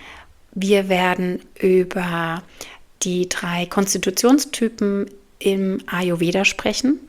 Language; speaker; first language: German; native; German